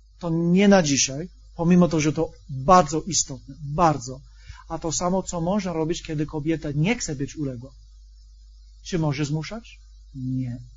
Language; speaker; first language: Polish; non-native, fluent; English